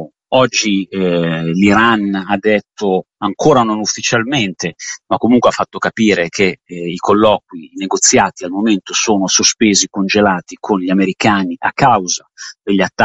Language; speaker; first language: Italian; native; Italian